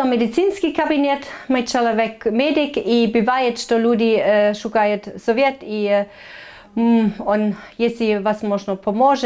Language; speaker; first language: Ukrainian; non-native, learner; German